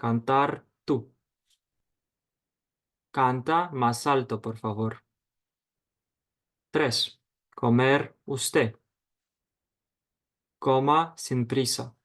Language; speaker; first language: Spanish; non-native, fluent; Ukrainian